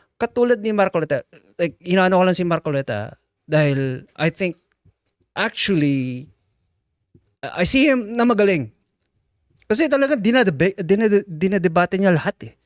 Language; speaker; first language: Filipino; non-native, local second language; Iloko